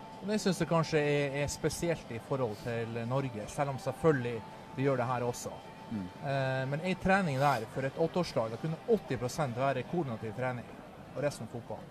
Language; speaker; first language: Norwegian; native; Norwegian